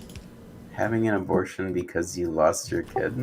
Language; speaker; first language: English; native; English